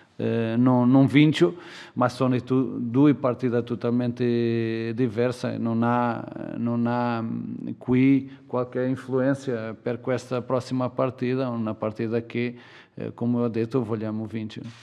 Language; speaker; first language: Italian; non-native, fluent; Portuguese